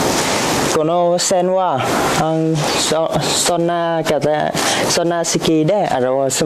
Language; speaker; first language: Japanese; non-native, learner; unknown